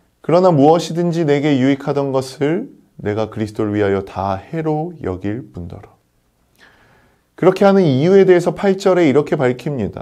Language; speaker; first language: Korean; native; Korean